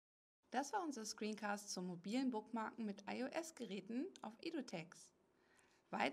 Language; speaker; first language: German; native; German